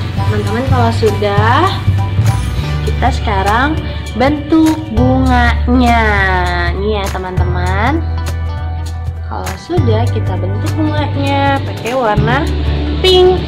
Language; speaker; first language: Indonesian; native; Indonesian